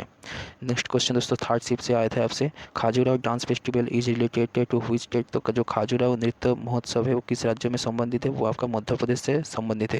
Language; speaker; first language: Hindi; native; Hindi